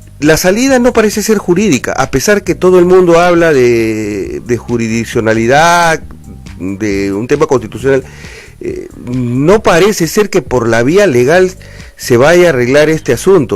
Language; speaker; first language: Spanish; native; Spanish